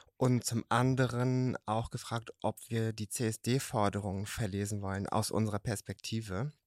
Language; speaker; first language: German; native; German